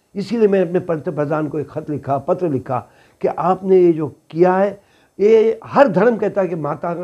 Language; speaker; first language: Hindi; native; Hindi